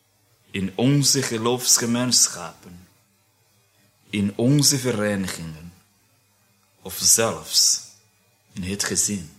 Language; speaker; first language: Dutch; non-native, fluent; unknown